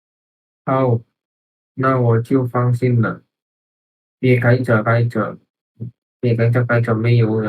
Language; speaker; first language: Chinese; non-native, learner; Indonesian